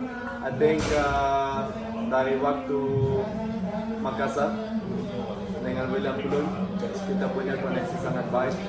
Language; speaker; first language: Indonesian; non-native, fluent; Dutch